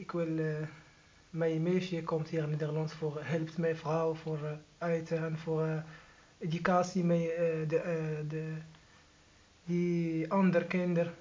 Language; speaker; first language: Dutch; non-native, learner; Arabic